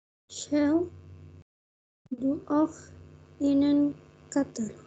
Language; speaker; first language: German; non-native, learner; Indonesian